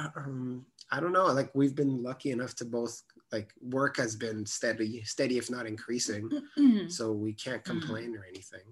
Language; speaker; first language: English; non-native, fluent; French